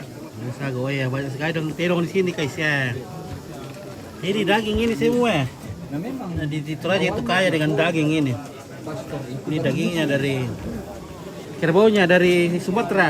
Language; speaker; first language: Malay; non-native, local second language; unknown